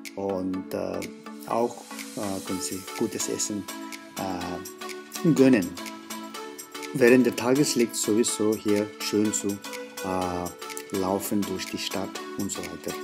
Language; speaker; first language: German; non-native, learner; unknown